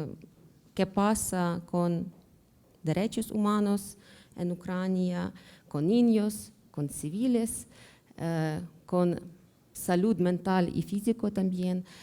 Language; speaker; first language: Spanish; non-native, learner; Ukrainian